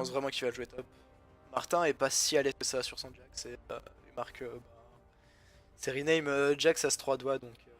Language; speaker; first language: French; native; French